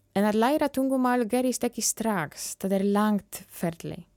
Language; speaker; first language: Icelandic; non-native, fluent; Polish